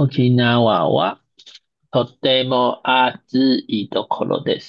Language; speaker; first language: Japanese; non-native, learner; Chinese